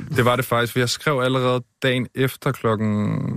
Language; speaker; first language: Danish; native; Danish